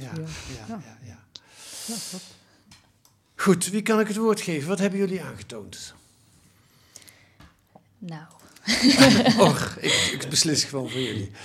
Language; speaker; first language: Dutch; native; Dutch